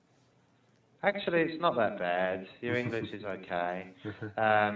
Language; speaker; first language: English; non-native, fluent; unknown